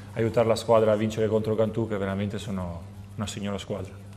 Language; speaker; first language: Italian; non-native, fluent; Albanian